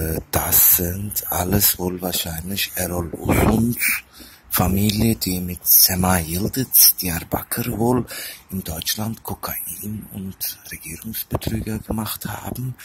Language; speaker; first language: German; early bilingual, other home language; Turkish